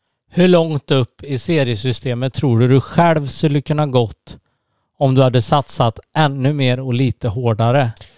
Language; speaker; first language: Swedish; native; Swedish